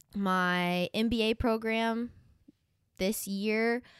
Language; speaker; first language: English; native; English